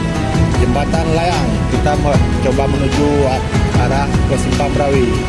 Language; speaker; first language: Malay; non-native, local second language; Achinese